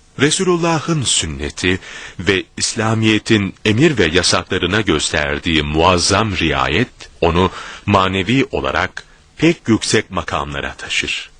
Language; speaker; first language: Turkish; native; Turkish